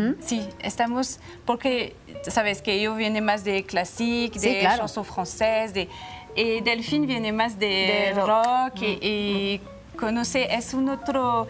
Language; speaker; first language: Spanish; non-native, learner; French